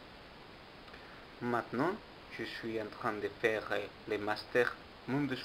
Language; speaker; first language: French; non-native, fluent; Spanish